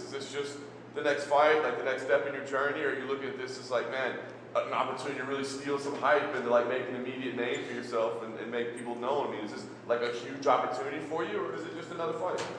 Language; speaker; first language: English; native; English